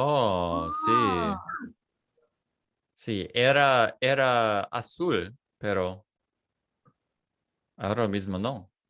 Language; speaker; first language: Spanish; non-native, fluent; English